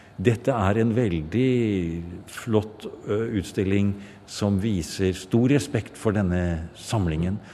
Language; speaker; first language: Norwegian; native; Norwegian